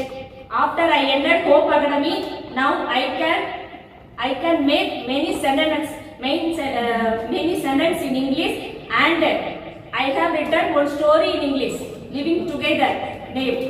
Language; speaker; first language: English; non-native, learner; Tamil